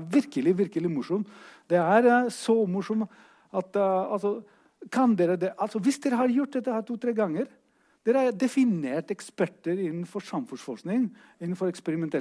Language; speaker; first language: Norwegian; non-native, fluent; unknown